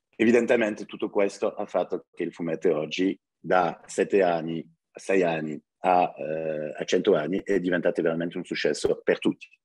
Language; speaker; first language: Italian; early bilingual, heritage; French